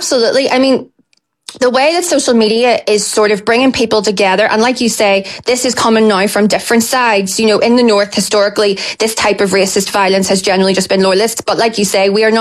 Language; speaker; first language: English; native; English